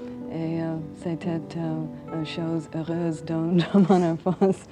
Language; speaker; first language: French; non-native, learner; English